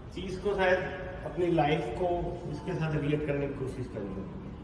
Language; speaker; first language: Hindi; non-native, local second language; Gujarati